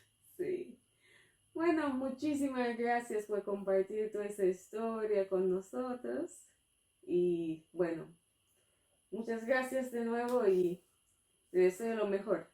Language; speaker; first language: Spanish; non-native, fluent; English